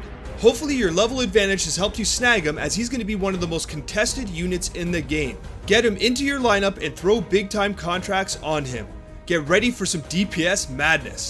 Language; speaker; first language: English; native; English